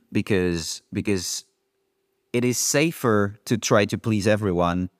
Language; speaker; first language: English; non-native, fluent; French